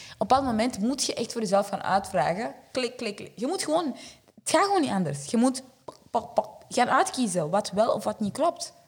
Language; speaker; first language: Dutch; early bilingual, other home language; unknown